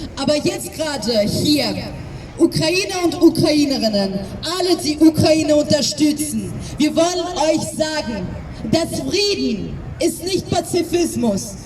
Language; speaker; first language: German; non-native, fluent; Ukrainian